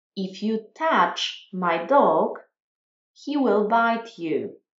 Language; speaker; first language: English; non-native, fluent; Polish